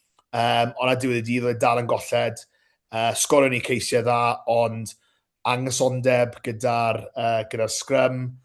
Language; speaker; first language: Welsh; native; Welsh